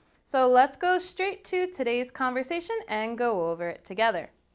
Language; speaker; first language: English; native; English